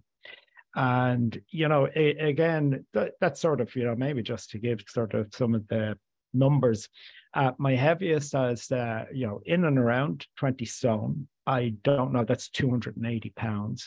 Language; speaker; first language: English; native; English